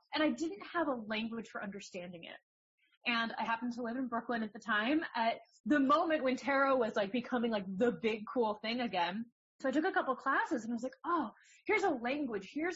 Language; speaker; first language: English; native; English